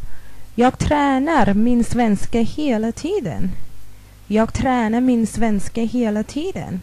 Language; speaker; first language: Swedish; non-native, fluent; Thai